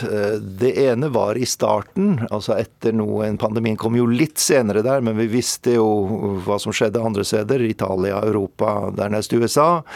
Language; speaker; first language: Norwegian; native; Norwegian